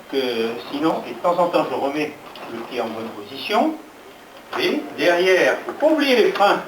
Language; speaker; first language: French; native; French